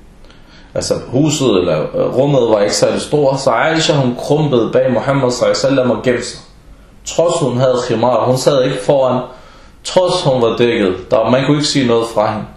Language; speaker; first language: Danish; early bilingual, other home language; Arabic